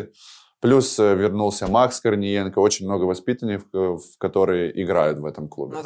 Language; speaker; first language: Russian; native; Russian